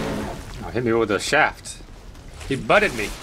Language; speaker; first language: English; native; English